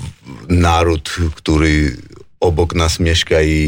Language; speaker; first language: Polish; non-native, fluent; Georgian